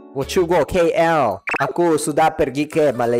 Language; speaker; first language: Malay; non-native, learner; Spanish